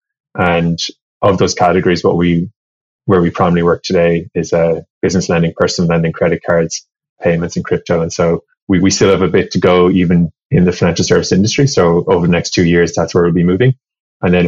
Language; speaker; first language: English; native; English